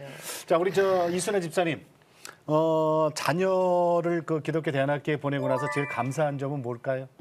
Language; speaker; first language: Korean; native; Korean